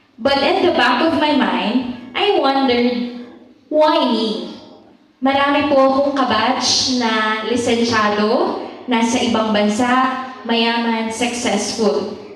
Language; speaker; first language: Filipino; native; Filipino